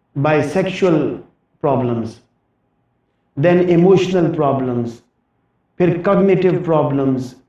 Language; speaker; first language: English; non-native, local second language; Urdu